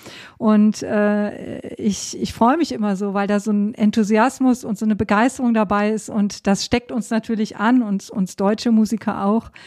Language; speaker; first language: German; native; German